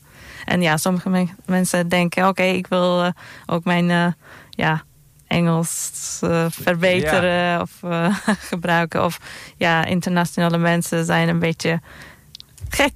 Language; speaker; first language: Dutch; non-native, fluent; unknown